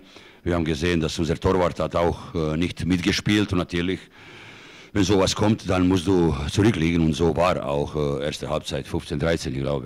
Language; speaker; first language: German; non-native, fluent; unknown